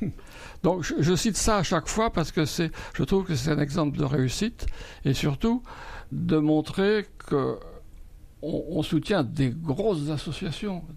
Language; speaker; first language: French; native; French